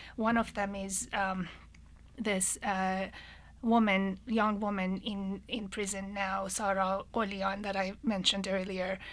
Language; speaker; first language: English; non-native, fluent; Persian